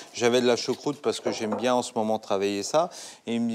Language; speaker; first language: French; native; French